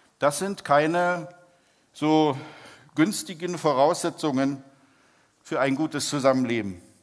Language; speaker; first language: German; native; German